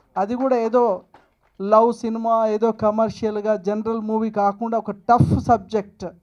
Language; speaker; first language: Telugu; native; Telugu